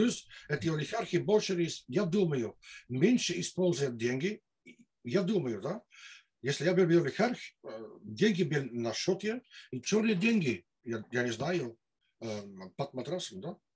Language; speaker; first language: Russian; non-native, learner; Dutch